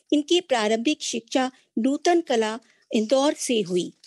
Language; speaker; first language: Hindi; native; Hindi